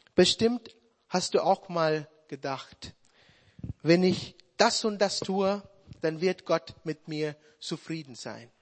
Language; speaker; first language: German; non-native, fluent; Sinhala